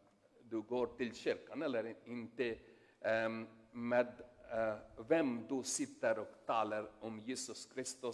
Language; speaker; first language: Swedish; non-native, learner; Urdu